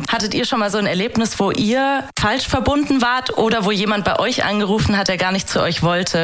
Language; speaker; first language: German; native; German